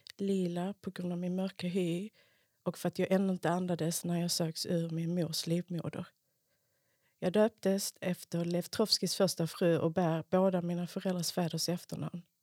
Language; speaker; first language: Swedish; early bilingual, other home language; Spanish